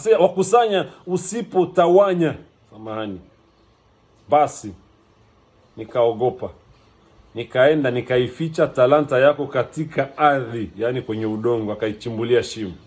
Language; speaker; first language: Swahili; native; Swahili